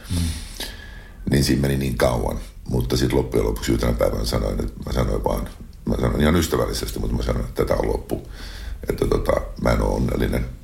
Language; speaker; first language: Finnish; native; Finnish